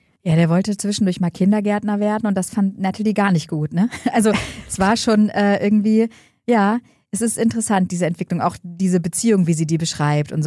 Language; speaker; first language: German; native; German